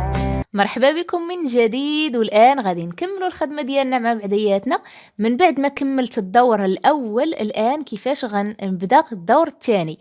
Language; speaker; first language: Arabic; native; Arabic